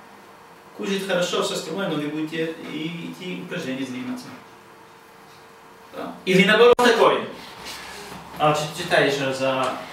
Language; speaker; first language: Russian; non-native, learner; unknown